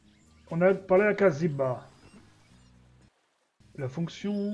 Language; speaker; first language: French; native; French